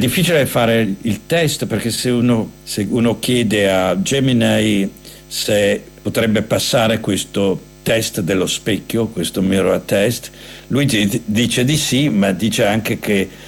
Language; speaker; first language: Italian; native; Italian